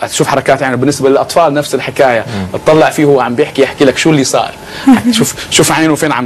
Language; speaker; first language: Arabic; native; Arabic